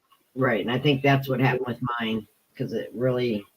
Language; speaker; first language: English; native; English